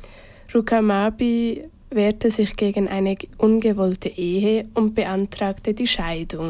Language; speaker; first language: German; native; German